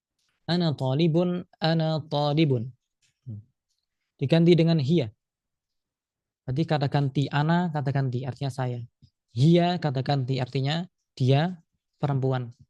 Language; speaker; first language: Indonesian; native; Indonesian